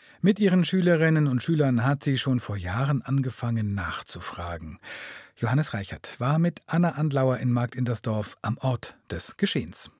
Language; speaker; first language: German; native; German